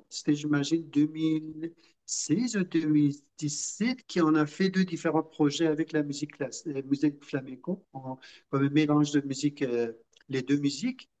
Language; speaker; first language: French; non-native, fluent; Persian